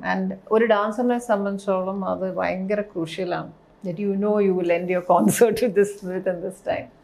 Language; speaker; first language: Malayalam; early bilingual, heritage; Malayalam